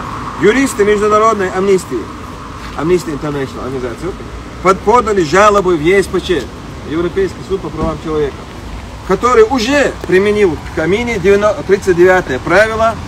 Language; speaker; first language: Russian; non-native, local second language; Chechen